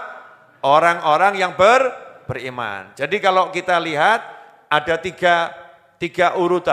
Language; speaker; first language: Indonesian; native; Indonesian